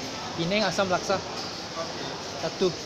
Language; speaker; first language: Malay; non-native, local second language; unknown